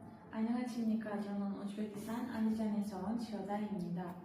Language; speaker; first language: Korean; non-native, learner; Uzbek